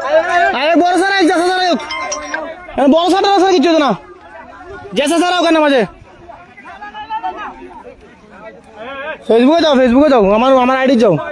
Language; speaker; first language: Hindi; non-native, learner; Bangla